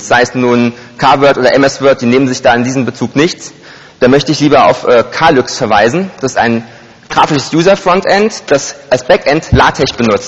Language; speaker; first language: German; native; German